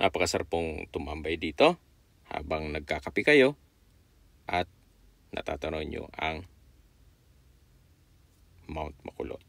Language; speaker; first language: Filipino; native; Filipino